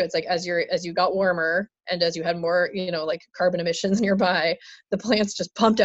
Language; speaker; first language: English; native; English